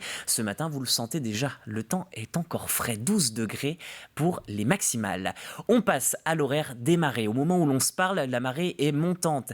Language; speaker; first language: French; native; French